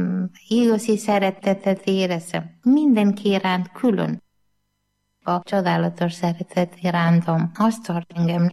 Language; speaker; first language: Hungarian; non-native, learner; Malayalam